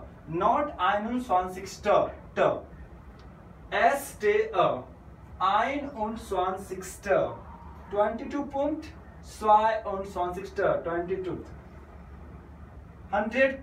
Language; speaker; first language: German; non-native, fluent; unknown